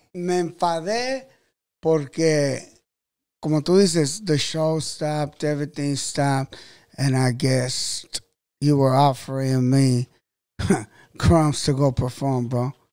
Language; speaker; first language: English; early bilingual, other home language; Spanish